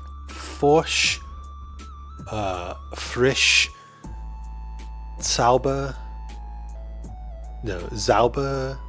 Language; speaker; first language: German; non-native, learner; English